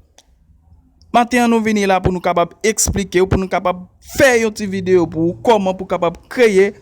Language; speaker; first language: French; non-native, learner; Haitian Creole